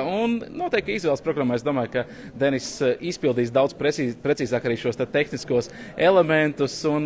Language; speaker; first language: Latvian; native; Latvian